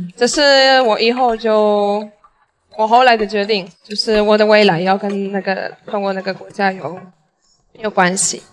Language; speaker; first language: Chinese; non-native, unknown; Polish